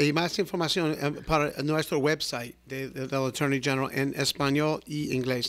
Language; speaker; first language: Spanish; non-native, learner; English